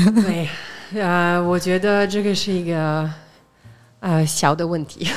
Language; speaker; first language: Chinese; non-native, fluent; French